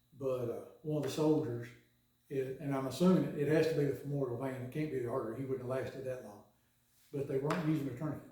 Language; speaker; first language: English; native; English